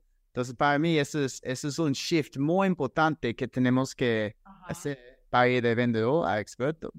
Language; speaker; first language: Spanish; non-native, fluent; English